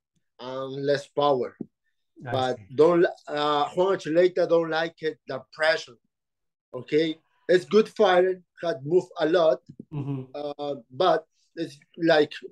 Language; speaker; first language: English; non-native, learner; Spanish